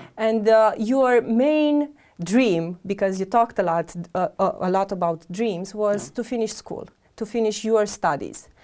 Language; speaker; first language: English; non-native, fluent; Romanian